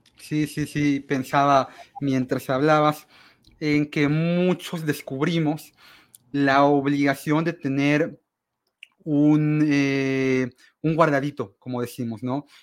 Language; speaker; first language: Spanish; native; Spanish